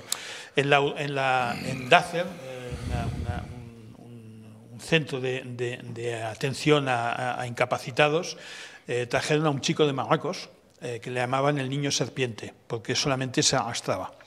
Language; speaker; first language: Spanish; native; Spanish